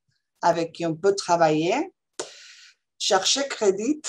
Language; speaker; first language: French; non-native, fluent; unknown